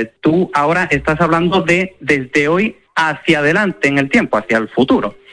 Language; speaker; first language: Spanish; native; Spanish